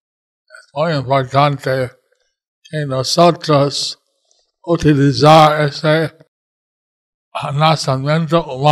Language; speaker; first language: Spanish; non-native, learner; English